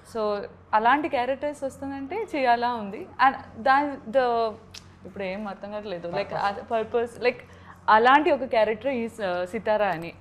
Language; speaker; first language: Telugu; non-native, learner; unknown